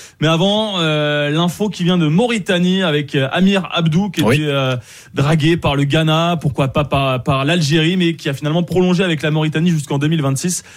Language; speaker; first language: French; native; French